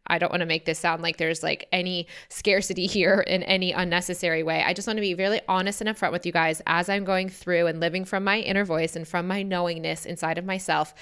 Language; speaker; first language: English; native; English